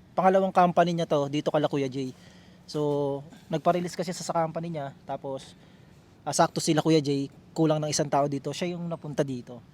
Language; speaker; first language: Filipino; native; Filipino